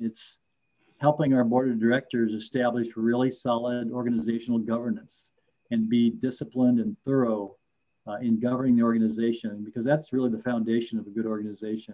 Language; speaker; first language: English; native; English